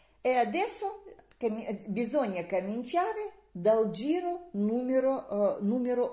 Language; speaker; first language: Italian; non-native, learner; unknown